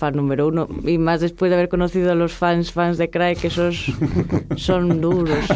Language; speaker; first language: Spanish; native; Spanish